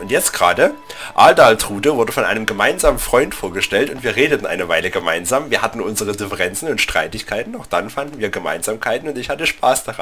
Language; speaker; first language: German; native; German